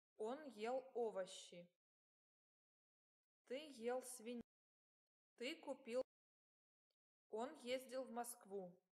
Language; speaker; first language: Russian; non-native, learner; English